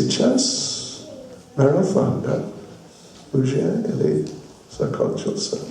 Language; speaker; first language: Russian; non-native, learner; English